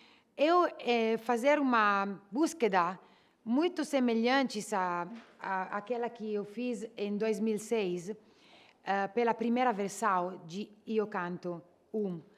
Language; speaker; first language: Portuguese; non-native, learner; Italian